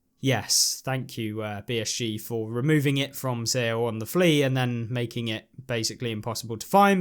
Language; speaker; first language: English; native; English